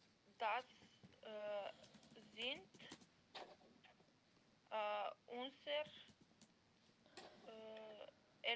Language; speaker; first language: German; non-native, learner; Macedonian